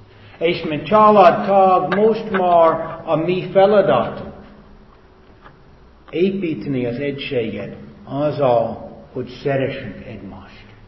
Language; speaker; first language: Hungarian; non-native, fluent; English